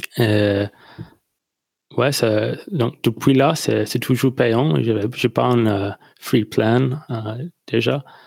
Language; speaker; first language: French; non-native, learner; English